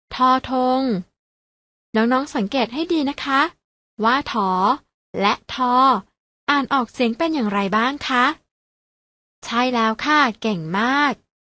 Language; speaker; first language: Thai; native; Thai